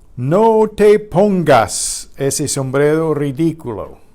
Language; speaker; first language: Spanish; non-native, fluent; English